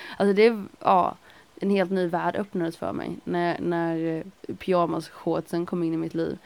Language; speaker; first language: Swedish; native; Swedish